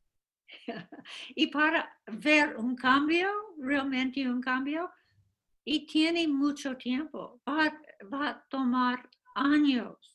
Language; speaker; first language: Spanish; non-native, fluent; English